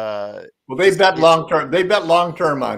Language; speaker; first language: English; native; English